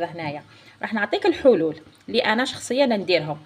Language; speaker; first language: Arabic; native; Arabic